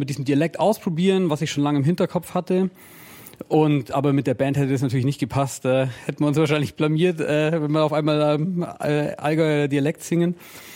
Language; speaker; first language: German; native; German